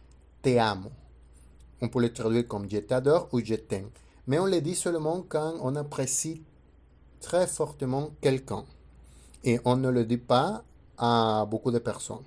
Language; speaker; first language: French; non-native, fluent; Spanish